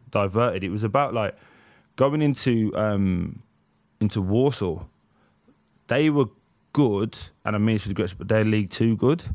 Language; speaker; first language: English; native; English